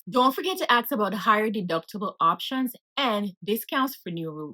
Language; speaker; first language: English; native; English